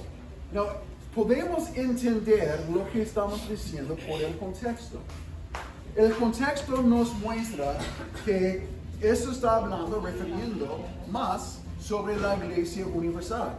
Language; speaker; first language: Spanish; non-native, fluent; English